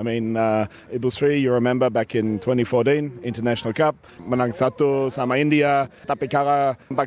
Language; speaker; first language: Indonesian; non-native, fluent; English